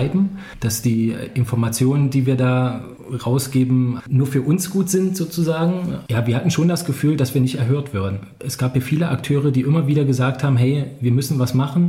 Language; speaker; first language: German; native; German